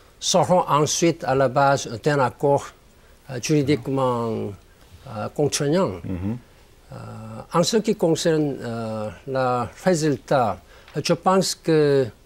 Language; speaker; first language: French; non-native, learner; Korean